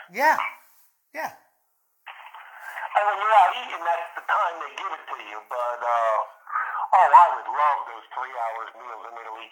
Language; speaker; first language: English; early bilingual, other home language; Italian